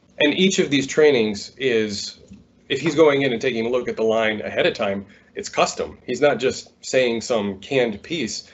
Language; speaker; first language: English; native; English